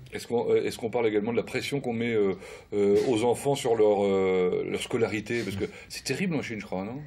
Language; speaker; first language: French; native; French